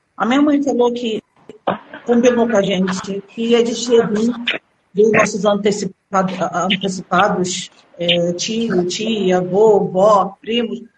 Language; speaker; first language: Portuguese; early bilingual, other home language; Arabic